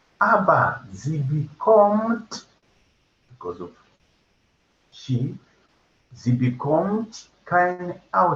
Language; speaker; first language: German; non-native, fluent; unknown